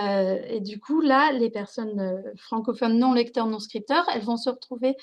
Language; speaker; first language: French; native; French